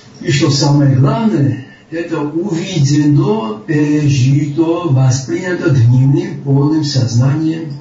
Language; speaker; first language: Russian; non-native, local second language; Georgian